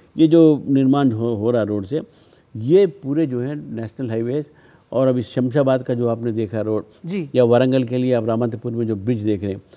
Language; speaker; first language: Hindi; non-native, local second language; Telugu